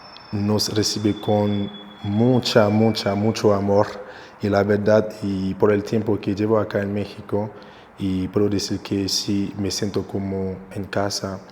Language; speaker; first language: Spanish; non-native, local second language; Haitian Creole